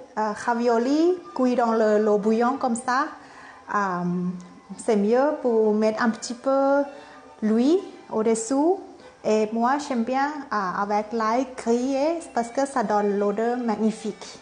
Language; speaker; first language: French; non-native, learner; Thai